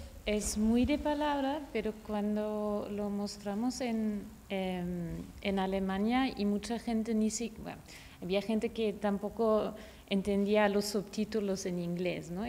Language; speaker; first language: Spanish; non-native, fluent; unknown